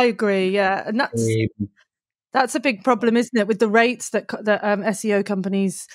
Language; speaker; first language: English; native; English